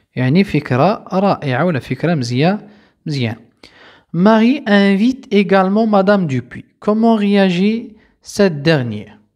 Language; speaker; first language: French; non-native, local second language; Arabic